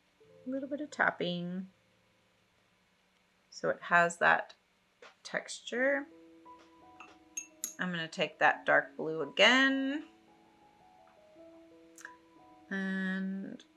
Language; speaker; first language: English; native; English